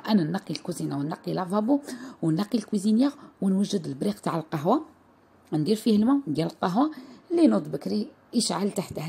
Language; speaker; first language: Arabic; native; Arabic